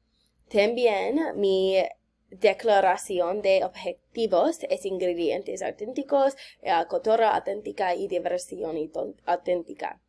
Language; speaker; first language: Spanish; non-native, learner; English